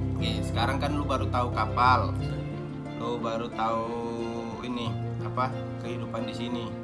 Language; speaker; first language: Indonesian; native; Indonesian